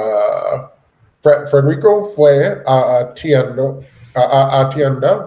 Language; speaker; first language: Spanish; non-native, learner; English